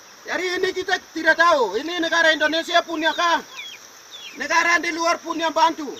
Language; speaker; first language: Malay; non-native, local second language; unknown